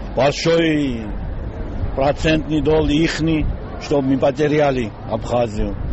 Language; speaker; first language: Russian; non-native, local second language; Georgian